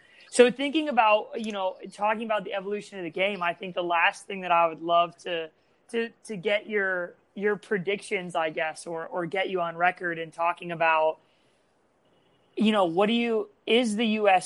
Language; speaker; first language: English; native; English